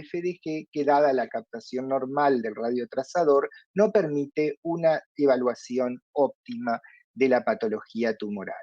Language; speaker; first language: Spanish; native; Spanish